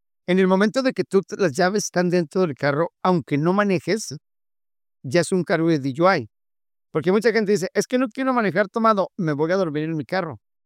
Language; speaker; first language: Spanish; native; Spanish